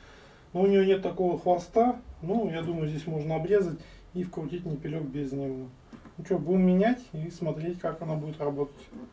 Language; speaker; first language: Russian; native; Russian